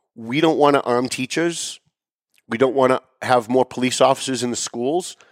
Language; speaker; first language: English; native; English